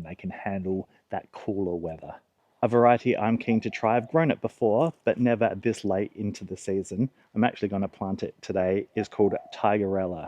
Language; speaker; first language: English; native; English